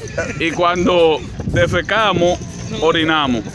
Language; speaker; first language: Spanish; native; Spanish